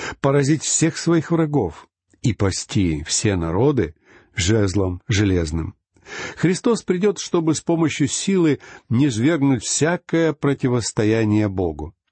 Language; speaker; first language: Russian; native; Russian